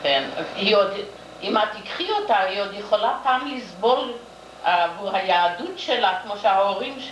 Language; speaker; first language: Hebrew; non-native, fluent; Yiddish